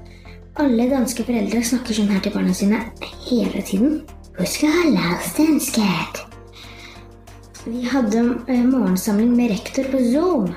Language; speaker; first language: Norwegian; early bilingual, heritage; Norwegian